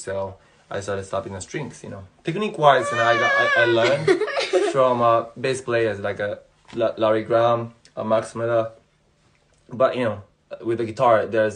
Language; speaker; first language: English; non-native, fluent; Japanese